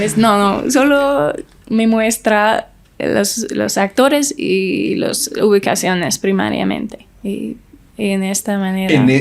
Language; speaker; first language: Spanish; non-native, learner; English